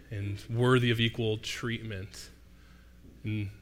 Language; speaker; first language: English; native; English